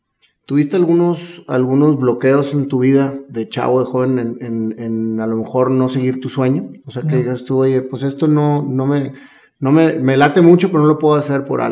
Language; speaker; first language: Spanish; native; Spanish